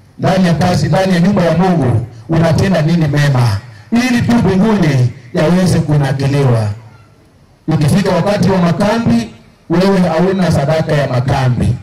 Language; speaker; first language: Swahili; non-native, local second language; Gusii